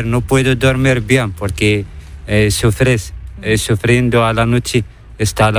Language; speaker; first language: Spanish; non-native, learner; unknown